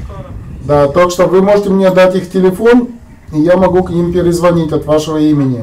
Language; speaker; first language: Russian; native; Russian